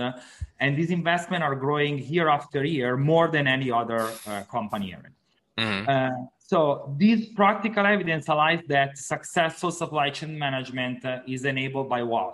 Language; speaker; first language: English; non-native, fluent; Italian